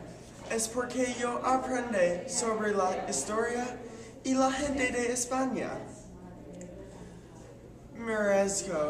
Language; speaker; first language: Spanish; non-native, learner; English